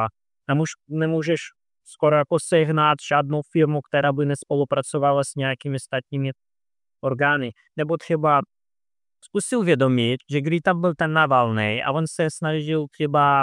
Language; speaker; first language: Czech; non-native, fluent; Russian